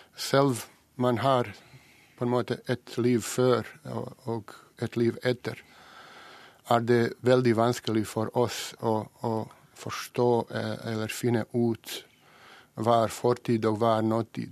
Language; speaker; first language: Norwegian; non-native, fluent; Bosnian